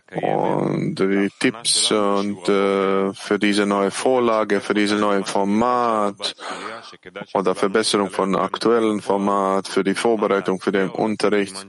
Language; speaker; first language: German; non-native, fluent; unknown